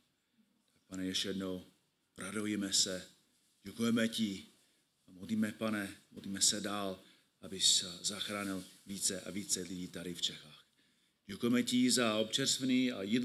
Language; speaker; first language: Czech; non-native, fluent; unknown